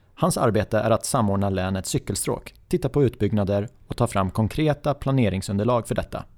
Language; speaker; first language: Swedish; early bilingual, other home language; Persian